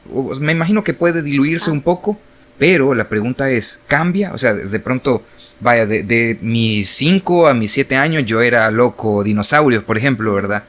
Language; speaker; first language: Spanish; native; Spanish